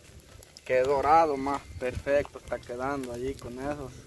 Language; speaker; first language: Spanish; native; Spanish